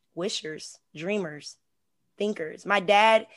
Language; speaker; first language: English; native; English